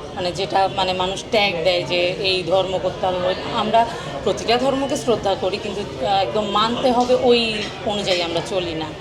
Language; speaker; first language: Bangla; non-native, local second language; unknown